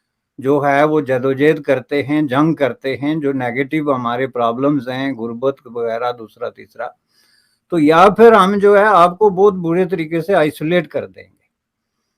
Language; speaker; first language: Urdu; native; Urdu